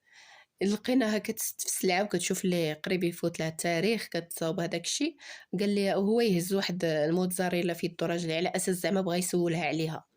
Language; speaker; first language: Arabic; native; Arabic